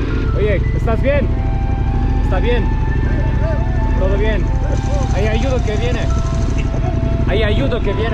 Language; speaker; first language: Spanish; non-native, fluent; English